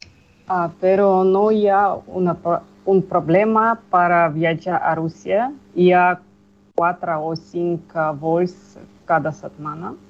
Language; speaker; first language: Catalan; non-native, learner; Russian